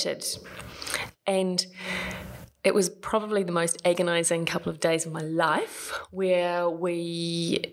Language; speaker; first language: English; native; English